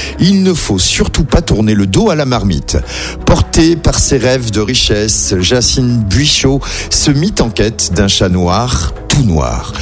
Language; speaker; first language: French; native; French